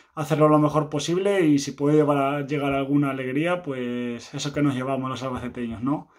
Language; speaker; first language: Spanish; native; Spanish